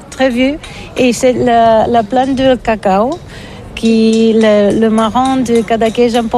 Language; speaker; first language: French; non-native, learner; Catalan